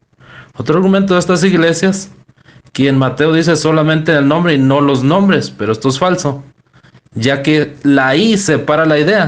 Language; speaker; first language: Spanish; native; Spanish